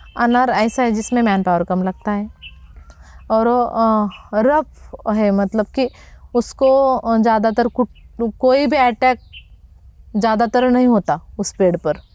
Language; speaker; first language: Hindi; non-native, local second language; Marathi